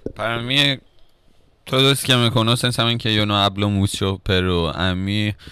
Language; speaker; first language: Spanish; non-native, learner; Persian